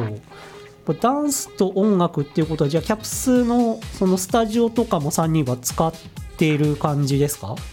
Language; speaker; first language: Japanese; native; Japanese